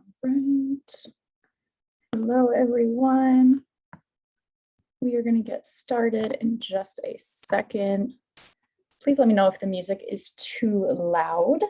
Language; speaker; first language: English; native; English